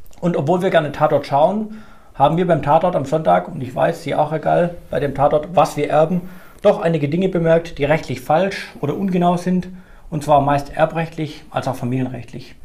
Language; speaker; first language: German; native; German